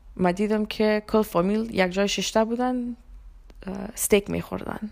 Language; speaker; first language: Persian; early bilingual, other home language; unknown